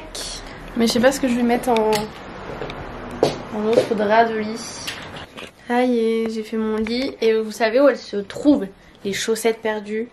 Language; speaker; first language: French; native; French